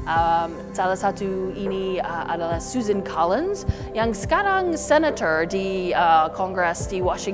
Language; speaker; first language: Indonesian; non-native, learner; English